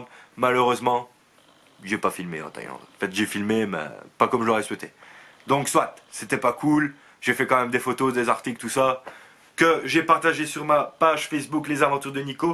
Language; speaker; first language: French; native; French